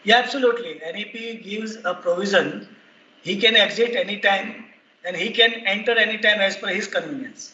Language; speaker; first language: English; non-native, local second language; Gujarati